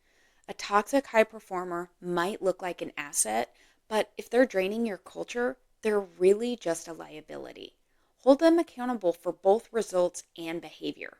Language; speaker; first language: English; native; English